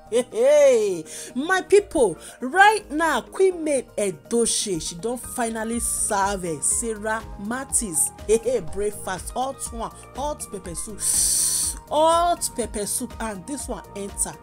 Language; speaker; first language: Nigerian Pidgin; native; Nigerian Pidgin